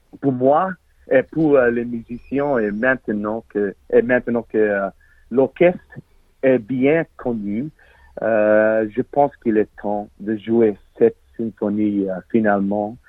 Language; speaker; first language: French; non-native, learner; English